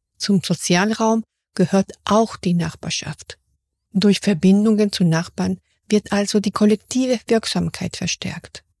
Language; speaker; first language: German; non-native, fluent; Spanish